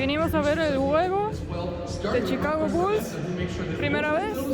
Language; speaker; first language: Spanish; native; Spanish